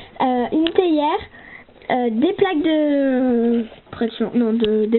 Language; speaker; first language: French; native; French